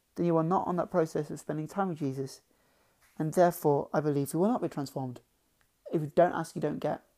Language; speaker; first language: English; native; English